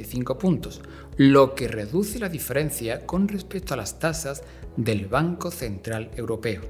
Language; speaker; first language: Spanish; native; Spanish